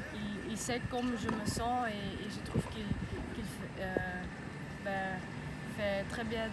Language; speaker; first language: French; non-native, local second language; Dutch